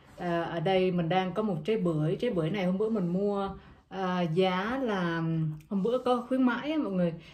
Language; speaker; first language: Vietnamese; native; Vietnamese